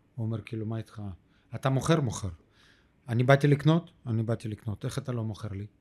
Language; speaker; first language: Hebrew; non-native, fluent; Ukrainian